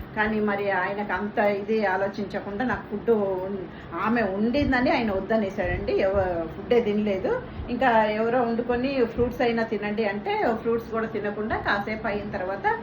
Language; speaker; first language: Telugu; non-native, local second language; Tamil